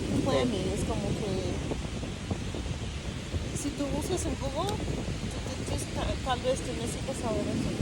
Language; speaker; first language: Spanish; early bilingual, heritage; Spanish